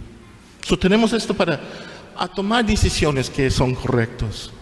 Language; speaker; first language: Spanish; non-native, fluent; English